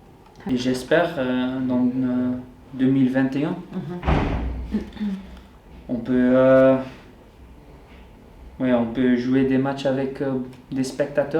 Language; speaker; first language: French; non-native, learner; Dutch